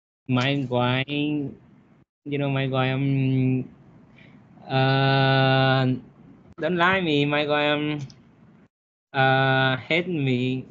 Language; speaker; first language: English; non-native, learner; Vietnamese